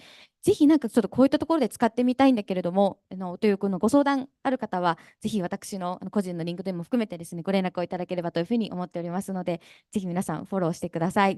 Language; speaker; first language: Japanese; native; Japanese